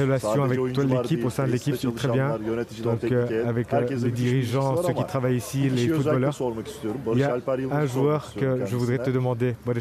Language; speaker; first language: French; non-native, fluent; Turkish